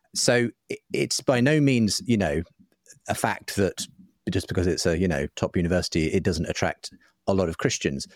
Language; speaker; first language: English; native; English